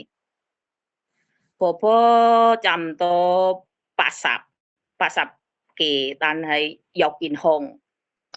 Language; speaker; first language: Cantonese; non-native, learner; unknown